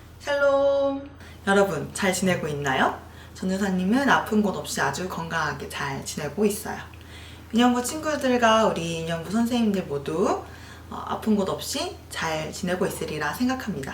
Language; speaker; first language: Korean; native; Korean